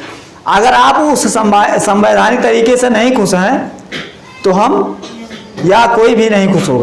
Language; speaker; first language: Hindi; native; Hindi